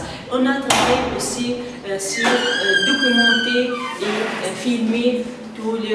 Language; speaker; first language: French; non-native, local second language; Arabic